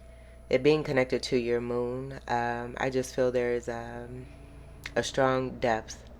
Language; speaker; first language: English; native; English